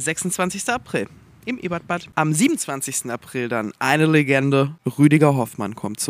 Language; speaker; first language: German; native; German